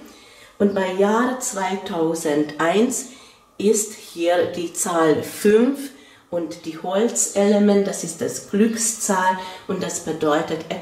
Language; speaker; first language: German; non-native, fluent; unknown